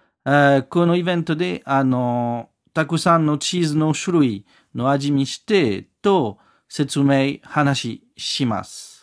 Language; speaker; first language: Japanese; non-native, learner; French